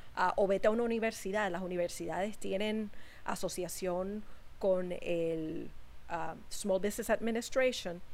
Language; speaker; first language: Spanish; native; Spanish